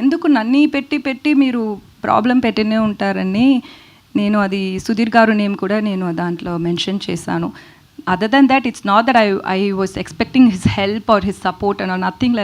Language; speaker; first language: Telugu; non-native, learner; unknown